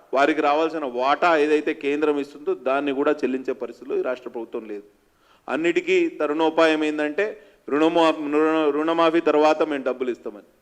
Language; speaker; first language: Telugu; native; Telugu